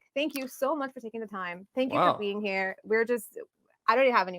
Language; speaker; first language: English; native; English